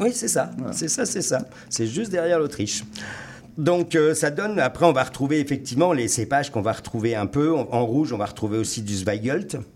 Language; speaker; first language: French; native; French